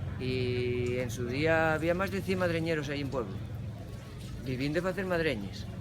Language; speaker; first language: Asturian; native; Asturian